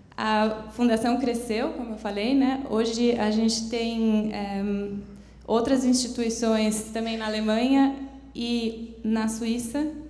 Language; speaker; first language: Portuguese; native; Portuguese